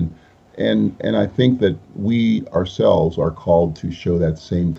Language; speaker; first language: English; early bilingual, other home language; Spanish